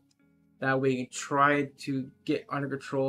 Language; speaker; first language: English; native; English